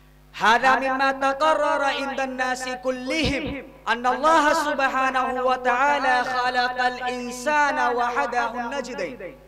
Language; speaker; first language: Arabic; non-native, learner; Urdu